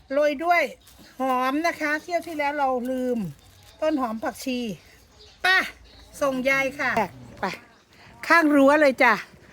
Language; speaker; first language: Thai; native; Thai